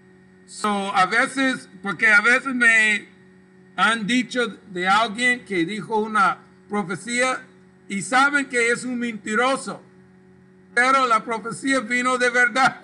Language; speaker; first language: Spanish; non-native, local second language; English